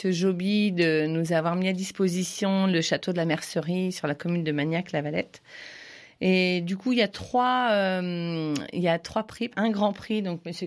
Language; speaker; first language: French; native; French